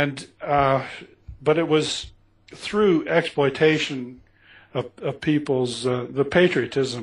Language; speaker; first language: English; native; English